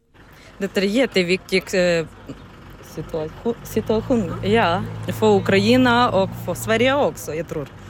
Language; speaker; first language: Swedish; non-native, learner; Ukrainian